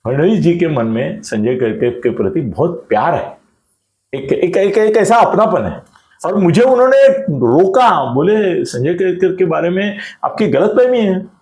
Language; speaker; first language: Hindi; non-native, local second language; Marathi